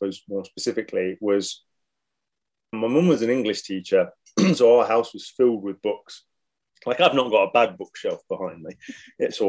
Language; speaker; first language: English; native; English